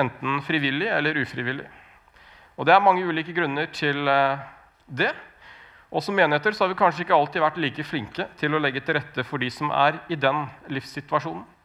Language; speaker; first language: Norwegian; native; Norwegian